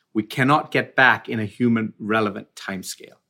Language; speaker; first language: English; non-native, local second language; Tamil